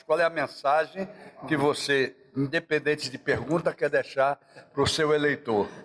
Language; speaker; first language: Portuguese; native; Portuguese